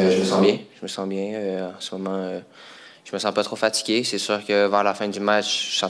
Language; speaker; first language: French; native; French